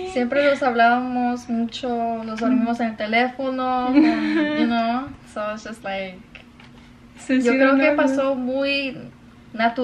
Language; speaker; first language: Spanish; early bilingual, other home language; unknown